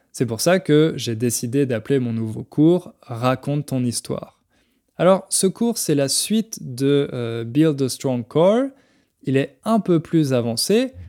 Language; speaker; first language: French; native; French